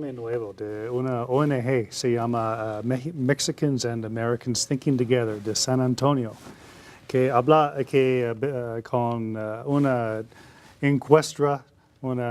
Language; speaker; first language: Spanish; non-native, fluent; English